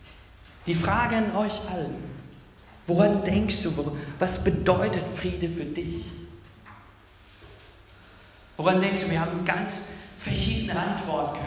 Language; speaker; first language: German; non-native, fluent; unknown